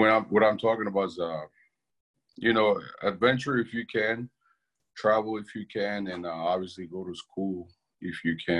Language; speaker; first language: English; non-native, fluent; Spanish